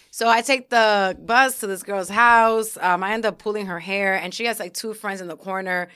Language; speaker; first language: English; early bilingual, other home language; Spanish